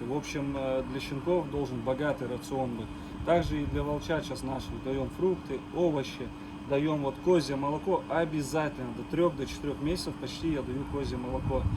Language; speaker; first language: Russian; native; Russian